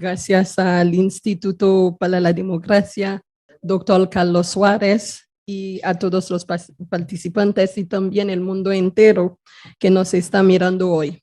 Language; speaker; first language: Spanish; non-native, fluent; Haitian Creole